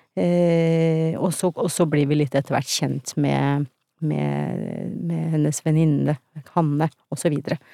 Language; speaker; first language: Norwegian; early bilingual, other home language; Turkish